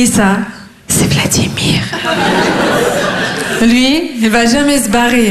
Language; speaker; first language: French; non-native, fluent; Russian